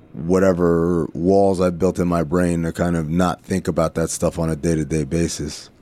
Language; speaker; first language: English; early bilingual, other home language; Arabic